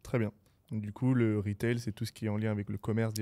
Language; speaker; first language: French; native; French